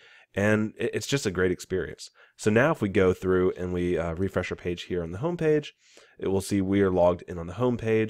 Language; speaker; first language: English; native; English